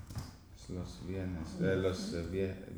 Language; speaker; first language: Spanish; non-native, learner; English